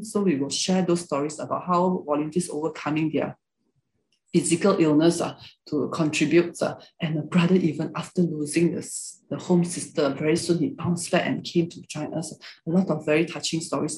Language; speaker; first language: English; non-native, local second language; Hakka Chinese